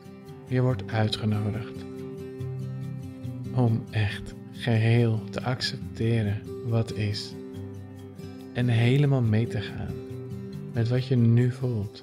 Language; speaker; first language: Dutch; native; Dutch